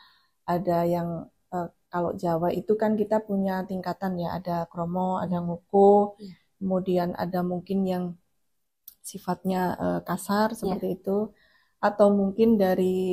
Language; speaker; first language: Indonesian; non-native, local second language; Javanese